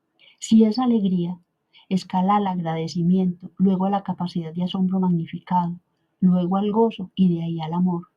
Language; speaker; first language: Spanish; native; Spanish